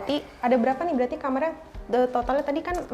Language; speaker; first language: Indonesian; native; Indonesian